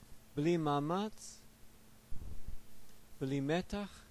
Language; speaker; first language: Hebrew; non-native, fluent; English